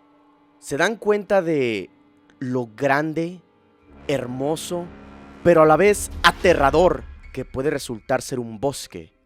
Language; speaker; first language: Spanish; native; Spanish